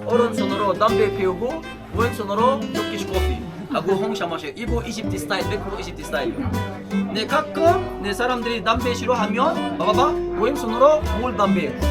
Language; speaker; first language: Korean; non-native, learner; Arabic